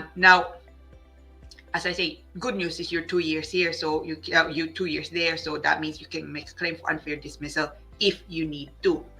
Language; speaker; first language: English; non-native, local second language; Filipino